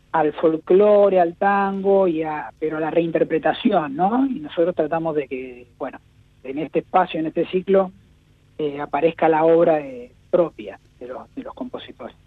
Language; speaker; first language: Spanish; native; Spanish